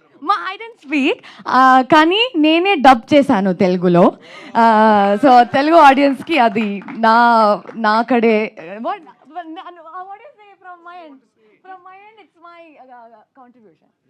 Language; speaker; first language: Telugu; non-native, learner; Kannada